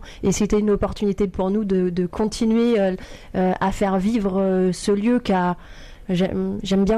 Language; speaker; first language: French; native; French